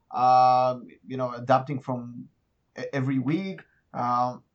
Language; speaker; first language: English; non-native, fluent; Bulgarian